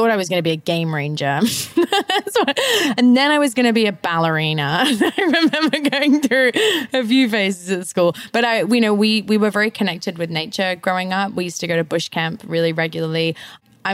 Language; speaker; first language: English; native; English